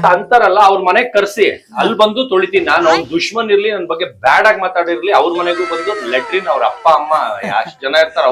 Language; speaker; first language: Kannada; native; Kannada